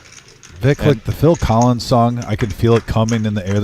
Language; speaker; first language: English; native; English